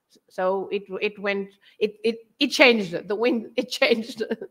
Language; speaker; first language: English; non-native, fluent; Portuguese